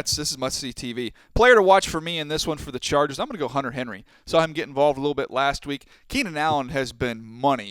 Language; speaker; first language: English; native; English